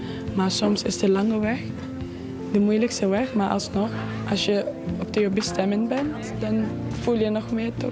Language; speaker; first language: Dutch; non-native, fluent; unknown